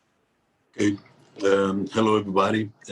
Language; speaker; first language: English; non-native, learner; Portuguese